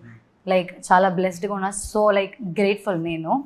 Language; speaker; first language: Telugu; non-native, learner; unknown